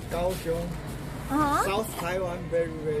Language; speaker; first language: English; non-native, learner; Chinese